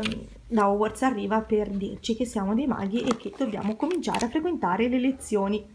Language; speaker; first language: Italian; native; Italian